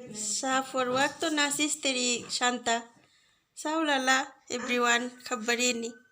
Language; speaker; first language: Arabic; non-native, learner; Bangla